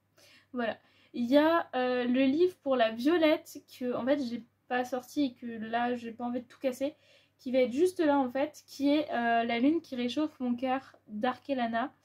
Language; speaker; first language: French; native; French